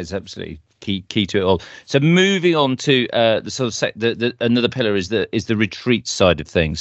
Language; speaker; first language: English; native; English